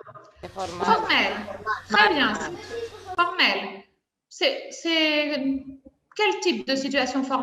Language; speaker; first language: French; non-native, fluent; Spanish